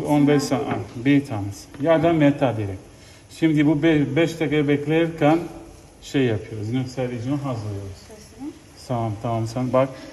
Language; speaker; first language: Turkish; non-native, fluent; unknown